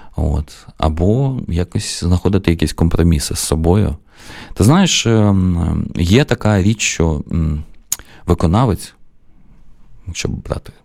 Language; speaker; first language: Ukrainian; non-native, local second language; Russian